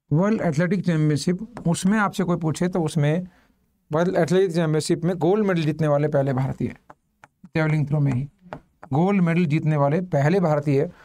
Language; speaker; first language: Hindi; native; Hindi